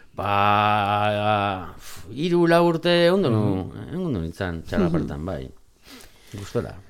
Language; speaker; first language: Basque; non-native, local second language; Spanish